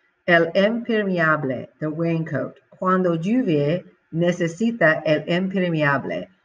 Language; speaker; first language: Spanish; non-native, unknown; English